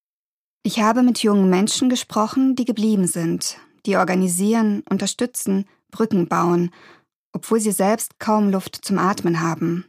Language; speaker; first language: German; native; German